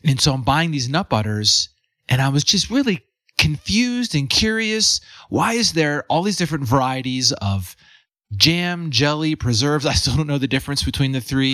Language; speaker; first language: English; native; English